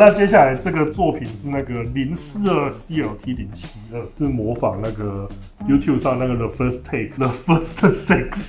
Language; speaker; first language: Chinese; native; Chinese